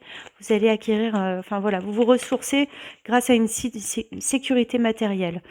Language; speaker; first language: French; native; French